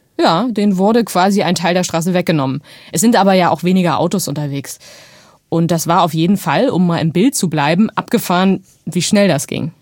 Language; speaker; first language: German; native; German